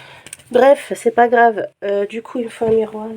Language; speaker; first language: French; native; French